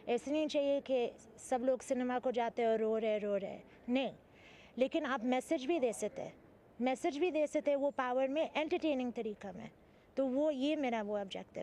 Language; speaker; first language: Hindi; early bilingual, heritage; English